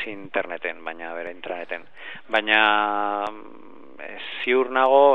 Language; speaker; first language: Basque; non-native, learner; Spanish